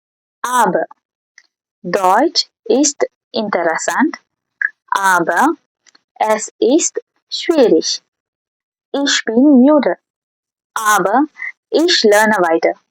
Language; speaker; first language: German; non-native, learner; Tamil